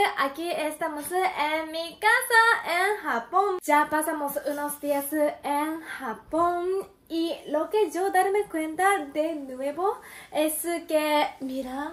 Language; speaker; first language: Spanish; non-native, learner; Japanese